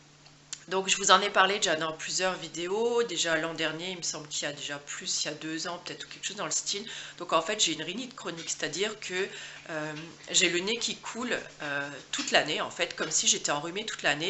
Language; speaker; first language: French; native; French